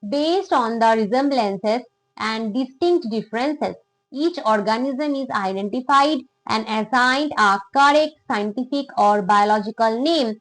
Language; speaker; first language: English; non-native, local second language; Bangla